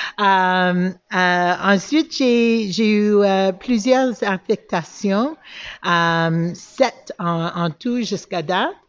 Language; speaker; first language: French; non-native, local second language; English